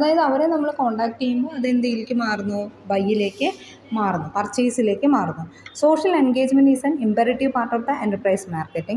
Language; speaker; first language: Malayalam; native; Malayalam